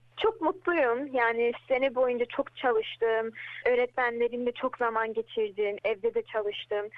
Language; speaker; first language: Turkish; early bilingual, heritage; Turkish